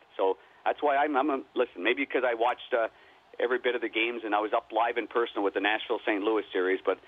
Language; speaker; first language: English; native; English